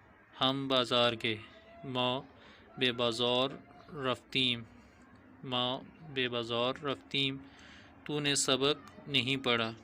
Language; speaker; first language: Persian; non-native, fluent; Urdu